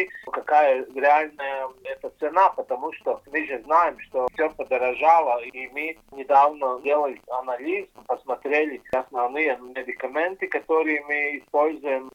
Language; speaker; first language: Russian; non-native, local second language; Latvian